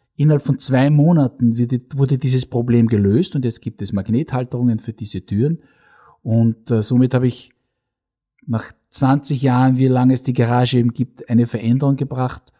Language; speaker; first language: German; native; German